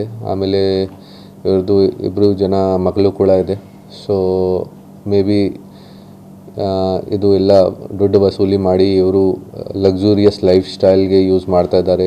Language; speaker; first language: Kannada; non-native, local second language; Hindi